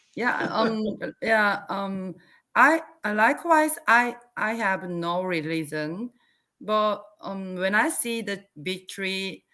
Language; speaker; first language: English; non-native, learner; Korean